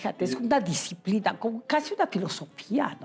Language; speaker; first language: Spanish; native; Spanish